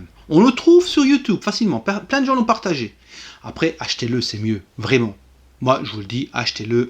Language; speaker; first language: French; native; French